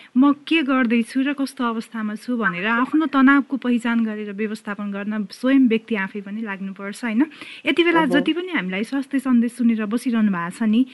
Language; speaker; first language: Nepali; native; Nepali